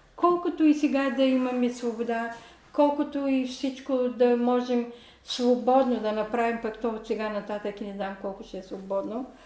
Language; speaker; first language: Bulgarian; non-native, local second language; Turkish